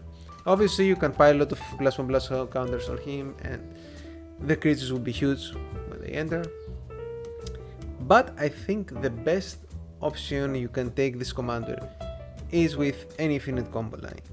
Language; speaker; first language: English; non-native, fluent; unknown